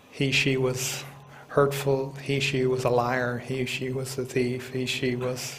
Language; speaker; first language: English; native; English